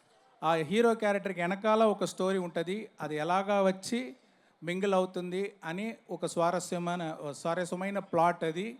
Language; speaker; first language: Telugu; non-native, local second language; Tamil